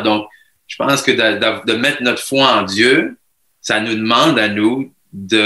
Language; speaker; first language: French; native; French